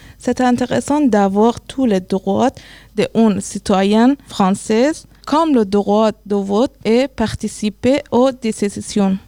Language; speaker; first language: French; non-native, learner; Persian